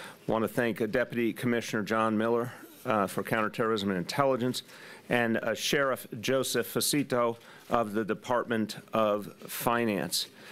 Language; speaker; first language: English; native; English